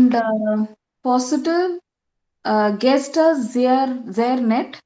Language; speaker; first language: German; non-native, learner; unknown